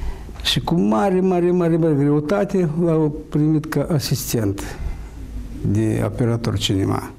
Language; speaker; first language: Romanian; non-native, local second language; Russian